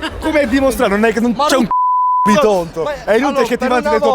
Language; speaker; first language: Italian; native; Italian